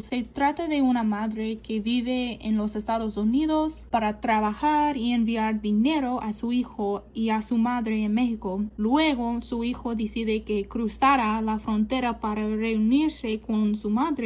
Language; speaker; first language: Spanish; non-native, learner; English